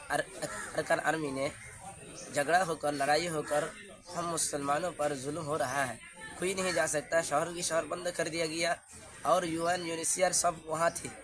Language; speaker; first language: Hindi; non-native, learner; Rohingya